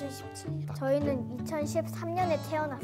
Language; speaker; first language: Korean; native; Korean